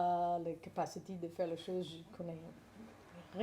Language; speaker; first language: French; non-native, learner; English